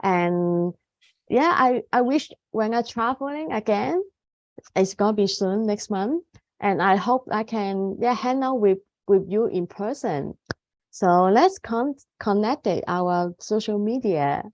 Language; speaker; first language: English; non-native, fluent; Cantonese